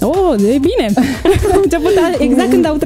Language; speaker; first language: Romanian; native; Romanian